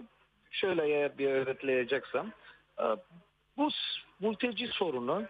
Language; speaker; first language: Turkish; non-native, fluent; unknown